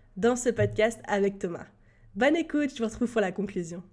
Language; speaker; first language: French; native; French